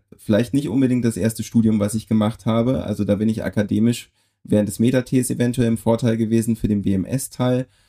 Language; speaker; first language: German; native; German